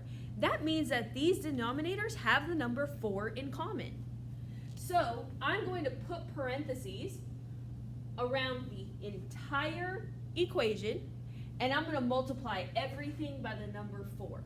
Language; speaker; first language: English; native; English